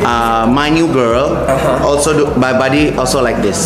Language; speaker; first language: English; non-native, learner; Indonesian